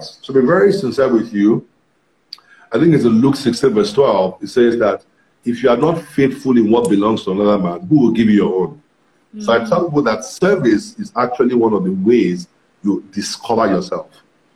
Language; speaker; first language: English; non-native, local second language; Yoruba